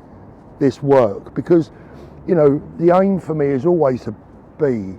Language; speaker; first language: English; native; English